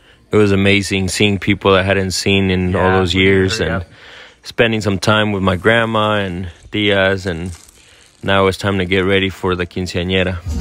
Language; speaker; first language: English; early bilingual, other home language; Spanish